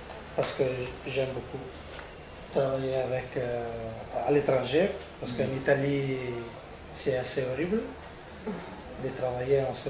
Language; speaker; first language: French; non-native, fluent; Italian